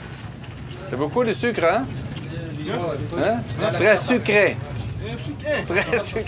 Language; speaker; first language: French; non-native, learner; Dutch